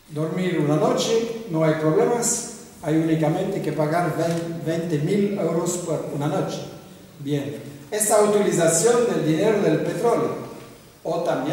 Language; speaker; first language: Spanish; non-native, fluent; French